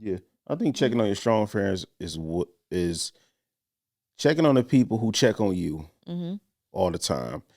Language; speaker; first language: English; native; English